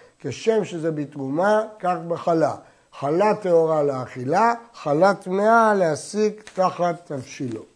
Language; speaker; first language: Hebrew; native; Hebrew